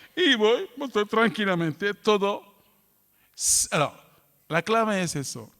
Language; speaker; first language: Spanish; non-native, fluent; French